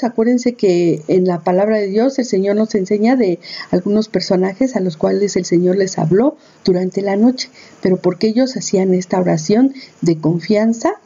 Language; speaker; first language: Spanish; native; Spanish